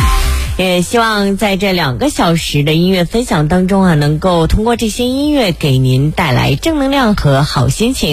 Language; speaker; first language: Chinese; native; Chinese